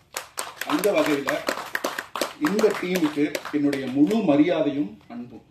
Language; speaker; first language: Tamil; native; Tamil